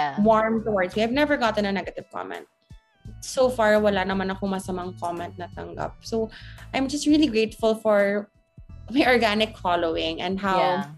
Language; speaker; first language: English; non-native, local second language; Hiligaynon